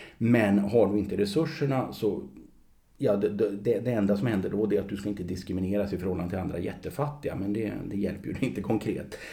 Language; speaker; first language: Swedish; native; Swedish